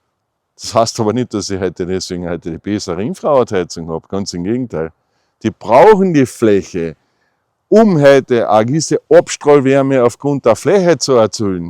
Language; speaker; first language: German; native; German